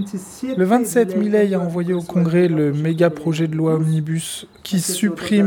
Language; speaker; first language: French; native; French